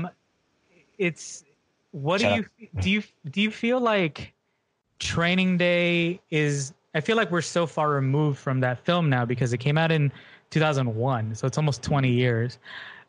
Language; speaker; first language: English; native; English